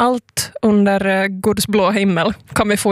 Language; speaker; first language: Swedish; native; Swedish